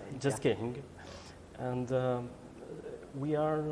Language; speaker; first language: English; non-native, learner; Albanian